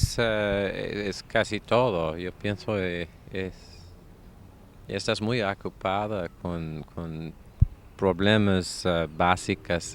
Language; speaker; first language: Spanish; non-native, fluent; English